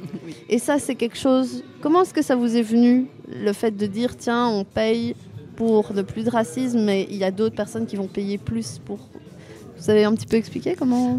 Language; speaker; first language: French; native; French